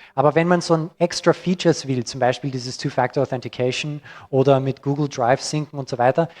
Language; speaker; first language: German; non-native, fluent; English